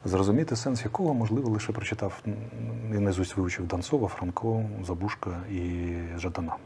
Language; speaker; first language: Ukrainian; non-native, local second language; Russian